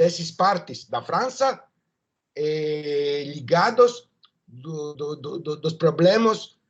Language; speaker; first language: Portuguese; non-native, learner; French